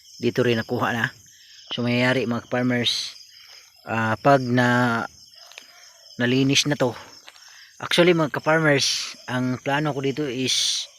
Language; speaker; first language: Filipino; non-native, local second language; Cebuano